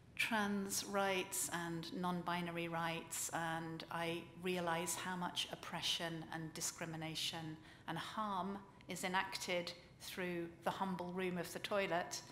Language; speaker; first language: English; native; English